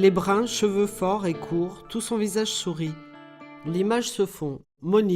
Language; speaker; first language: French; native; French